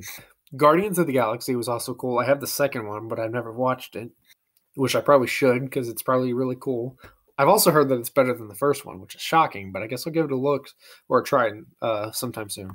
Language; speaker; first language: English; native; English